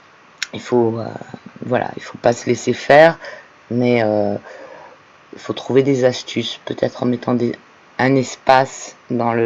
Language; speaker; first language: French; native; French